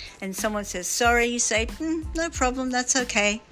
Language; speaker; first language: English; native; English